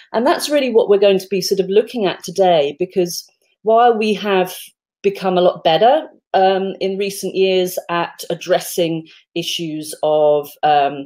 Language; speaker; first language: English; native; English